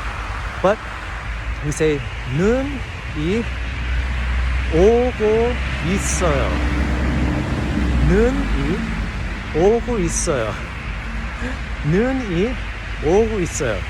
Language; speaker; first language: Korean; non-native, fluent; English